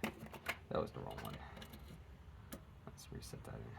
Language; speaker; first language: English; native; English